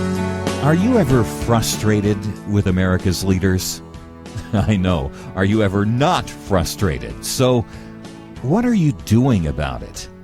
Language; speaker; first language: English; native; English